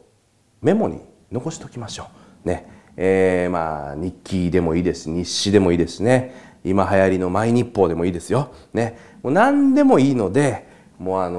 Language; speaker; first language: Japanese; native; Japanese